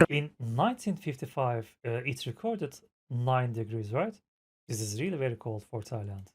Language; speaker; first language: English; non-native, fluent; Turkish